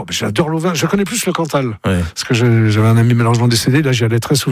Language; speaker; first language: French; native; French